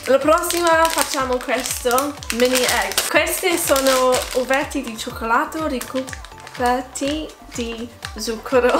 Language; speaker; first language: Italian; non-native, fluent; English